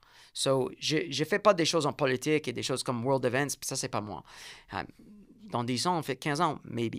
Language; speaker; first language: French; non-native, learner; English